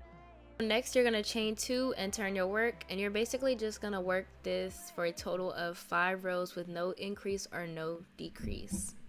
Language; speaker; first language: English; native; English